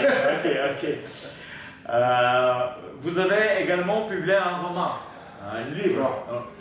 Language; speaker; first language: French; non-native, learner; Bulgarian